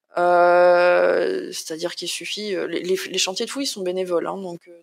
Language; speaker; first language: French; native; French